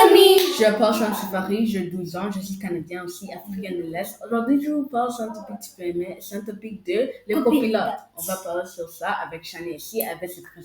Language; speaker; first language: French; non-native, local second language; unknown